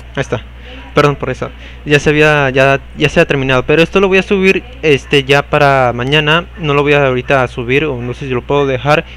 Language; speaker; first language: Spanish; native; Spanish